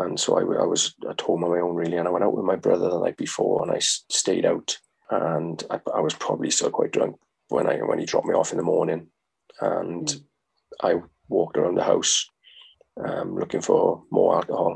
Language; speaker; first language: English; native; English